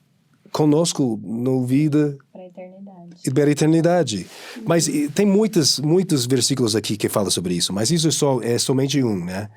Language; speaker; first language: Portuguese; non-native, fluent; English